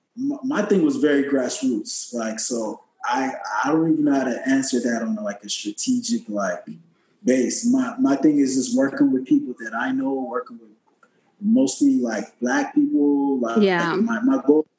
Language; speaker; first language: English; native; English